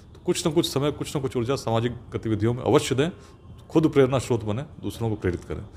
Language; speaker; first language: Hindi; native; Hindi